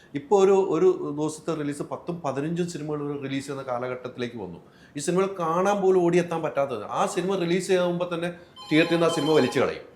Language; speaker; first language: Malayalam; native; Malayalam